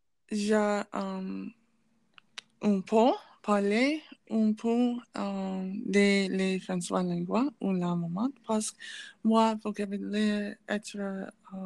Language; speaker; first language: French; non-native, learner; English